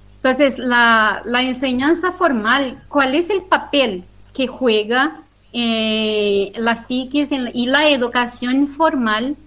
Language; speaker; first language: Spanish; non-native, local second language; Guarani